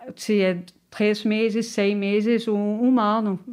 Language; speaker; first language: Portuguese; non-native, learner; Dutch